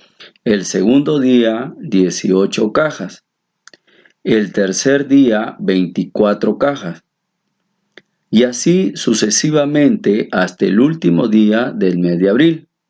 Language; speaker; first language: Spanish; native; Spanish